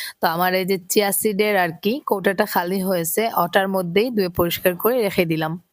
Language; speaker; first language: Bangla; native; Bangla